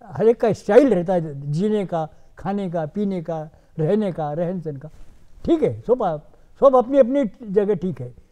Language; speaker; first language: Hindi; non-native, local second language; Urdu